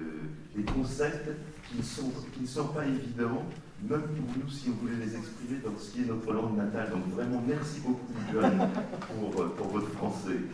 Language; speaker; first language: French; native; French